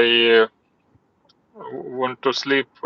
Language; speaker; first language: English; non-native, learner; Russian